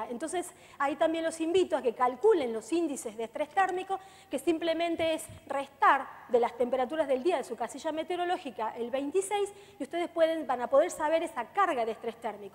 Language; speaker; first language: Spanish; native; Spanish